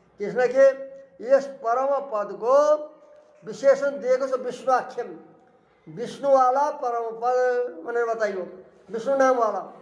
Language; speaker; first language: Nepali; native; Nepali